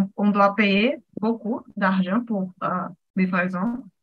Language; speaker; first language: French; non-native, fluent; Portuguese